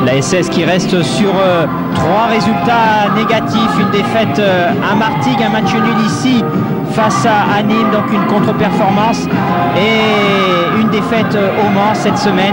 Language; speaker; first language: French; native; French